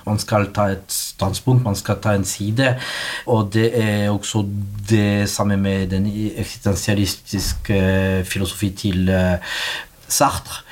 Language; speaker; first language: Norwegian; non-native, fluent; French